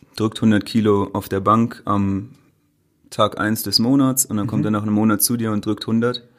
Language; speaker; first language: German; native; German